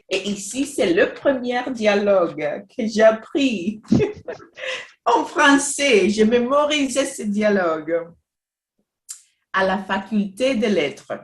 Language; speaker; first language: French; non-native, fluent; Spanish